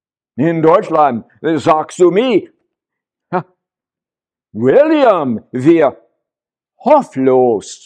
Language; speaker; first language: German; non-native, learner; English